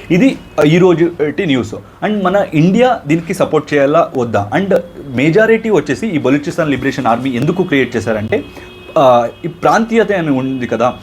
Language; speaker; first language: Telugu; non-native, local second language; Kannada